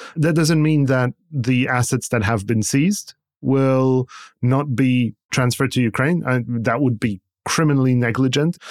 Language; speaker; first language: English; non-native, fluent; Polish